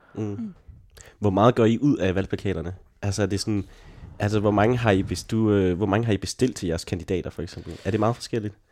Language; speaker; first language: Danish; native; Danish